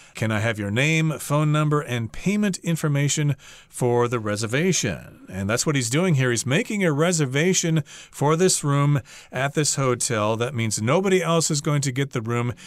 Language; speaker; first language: English; native; English